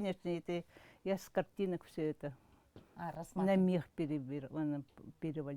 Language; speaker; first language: Russian; non-native, local second language; Yakut